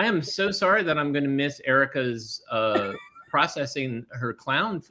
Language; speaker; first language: English; native; English